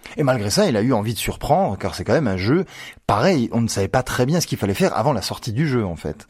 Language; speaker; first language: French; native; French